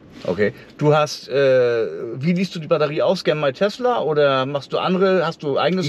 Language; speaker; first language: German; native; German